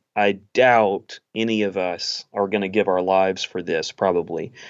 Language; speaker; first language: English; native; English